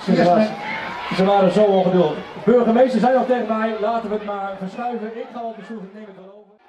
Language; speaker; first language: Dutch; native; Dutch